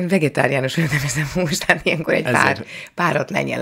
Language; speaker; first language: Hungarian; native; Hungarian